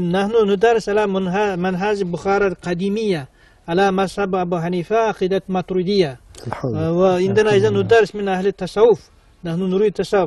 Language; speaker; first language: Arabic; non-native, fluent; Kyrgyz